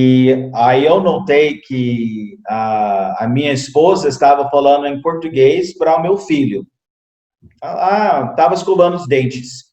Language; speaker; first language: Portuguese; non-native, fluent; English